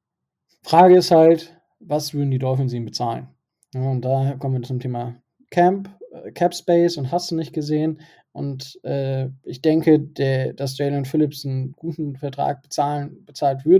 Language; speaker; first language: German; native; German